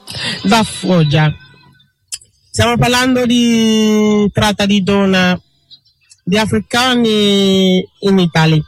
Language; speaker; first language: Italian; non-native, learner; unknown